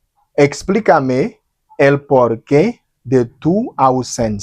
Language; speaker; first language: Spanish; non-native, fluent; Haitian Creole